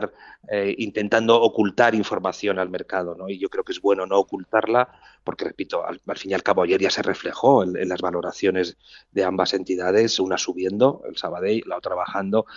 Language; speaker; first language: Spanish; native; Spanish